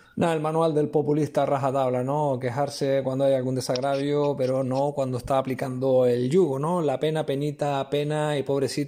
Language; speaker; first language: Spanish; native; Spanish